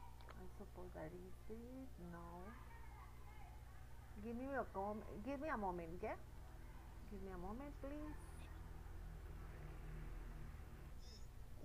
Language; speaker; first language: English; non-native, learner; Spanish